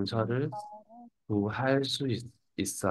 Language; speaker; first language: Korean; non-native, fluent; Vietnamese